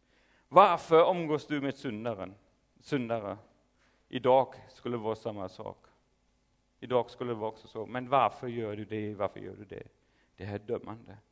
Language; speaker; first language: Swedish; non-native, fluent; German